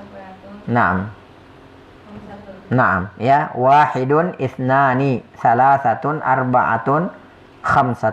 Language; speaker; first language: Arabic; non-native, fluent; Indonesian